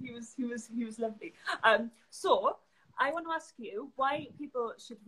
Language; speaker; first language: English; native; English